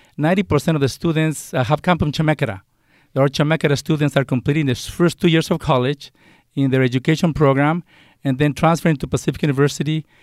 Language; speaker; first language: English; non-native, fluent; Spanish